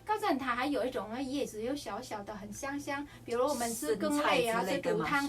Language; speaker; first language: Chinese; non-native, fluent; Vietnamese